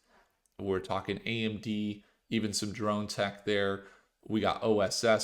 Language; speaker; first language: English; native; English